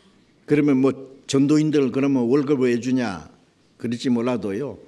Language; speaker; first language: Korean; native; Korean